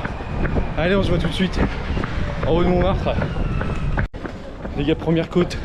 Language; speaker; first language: French; native; French